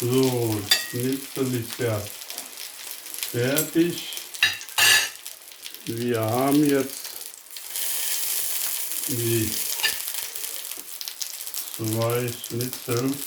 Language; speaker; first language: German; non-native, learner; Urdu